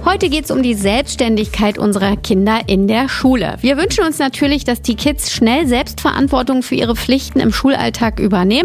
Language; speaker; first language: German; native; German